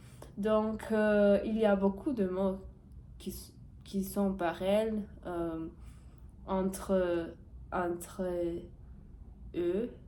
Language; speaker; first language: French; non-native, learner; Portuguese